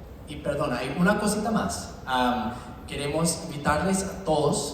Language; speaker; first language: Spanish; non-native, learner; English